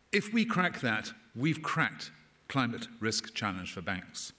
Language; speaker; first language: English; native; English